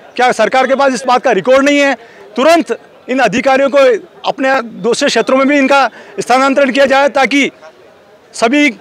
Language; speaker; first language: Hindi; native; Hindi